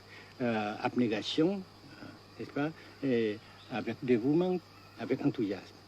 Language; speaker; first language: French; non-native, fluent; Vietnamese